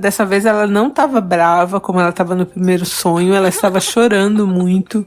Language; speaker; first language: Portuguese; native; Portuguese